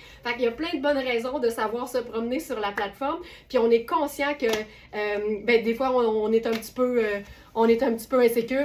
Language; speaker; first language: French; native; French